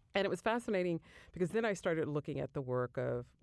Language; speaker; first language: English; native; English